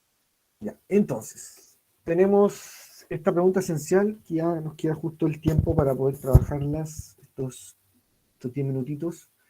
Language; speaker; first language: Spanish; native; Spanish